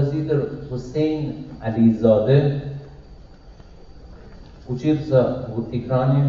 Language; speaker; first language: Russian; non-native, learner; Persian